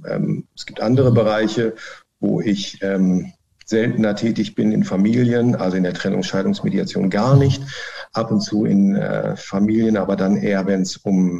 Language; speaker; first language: German; native; German